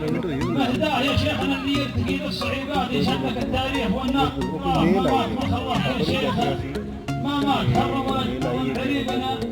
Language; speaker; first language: Arabic; native; Arabic